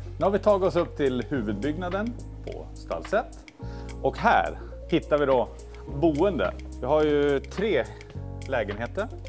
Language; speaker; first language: Swedish; native; Swedish